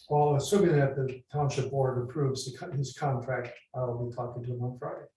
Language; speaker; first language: English; native; English